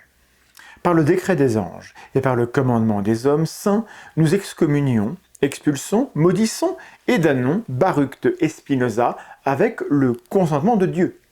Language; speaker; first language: French; native; French